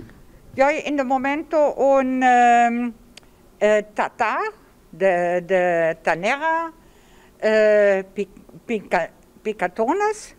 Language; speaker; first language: Spanish; non-native, learner; German